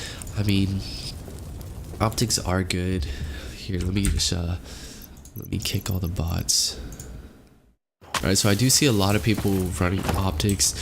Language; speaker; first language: English; native; English